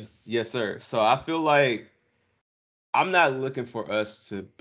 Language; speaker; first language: English; native; English